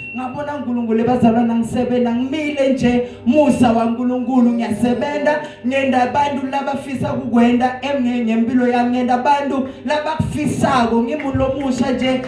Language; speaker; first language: Zulu; non-native, local second language; Swati